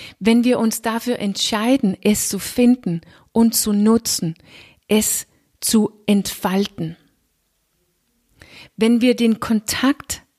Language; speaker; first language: German; non-native, fluent; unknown